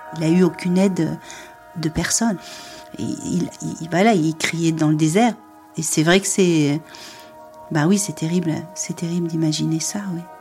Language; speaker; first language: French; native; French